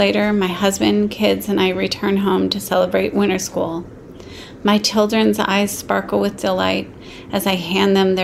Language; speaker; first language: English; native; English